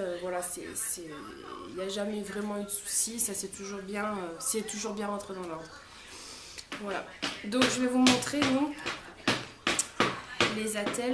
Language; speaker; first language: French; native; French